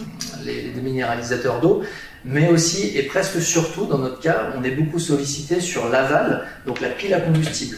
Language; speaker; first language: French; native; French